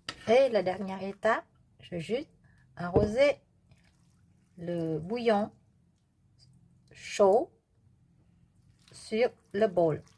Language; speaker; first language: French; non-native, learner; Vietnamese